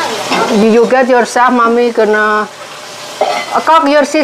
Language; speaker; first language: English; non-native, learner; Indonesian